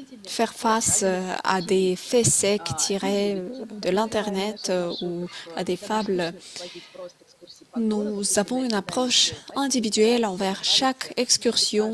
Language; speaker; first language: French; non-native, fluent; Russian